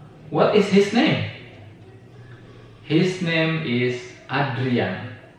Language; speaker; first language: English; non-native, fluent; Indonesian